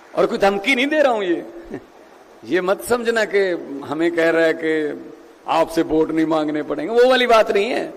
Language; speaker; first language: Hindi; non-native, local second language; Punjabi